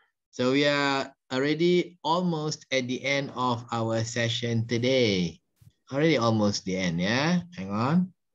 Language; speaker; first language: English; non-native, local second language; Malay